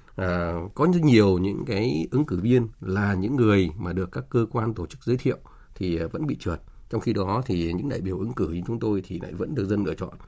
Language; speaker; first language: Vietnamese; native; Vietnamese